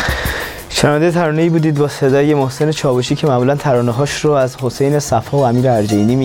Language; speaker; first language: Persian; native; Persian